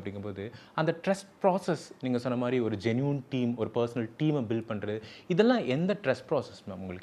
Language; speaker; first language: Tamil; native; Tamil